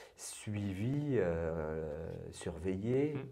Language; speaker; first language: French; non-native, fluent; Persian